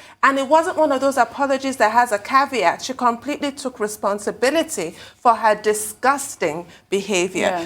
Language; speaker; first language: English; native; English